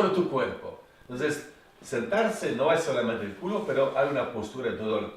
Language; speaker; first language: Spanish; non-native, fluent; French